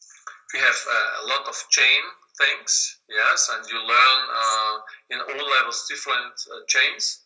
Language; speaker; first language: English; non-native, learner; German